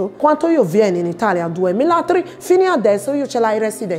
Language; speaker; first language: Italian; non-native, learner; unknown